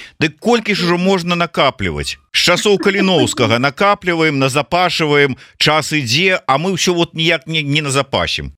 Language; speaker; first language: Belarusian; native; Belarusian